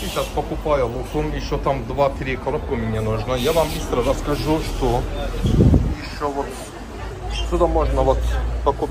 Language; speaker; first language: Russian; non-native, learner; Turkish